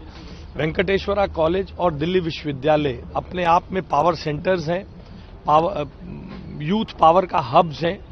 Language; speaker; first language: Hindi; native; Hindi